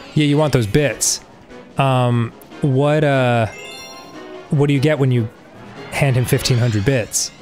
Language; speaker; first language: English; native; English